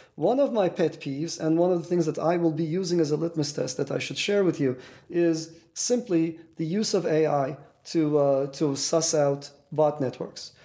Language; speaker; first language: English; non-native, fluent; Turkish